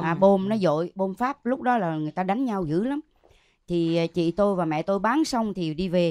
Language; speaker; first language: Vietnamese; native; Vietnamese